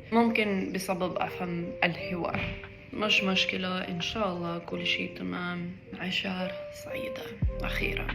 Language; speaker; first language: Arabic; non-native, learner; English